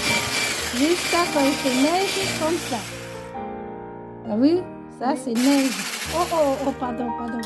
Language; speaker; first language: French; non-native, learner; Hmong